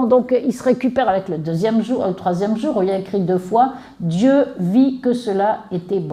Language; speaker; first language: French; native; French